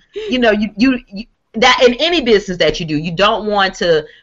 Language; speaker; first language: English; native; English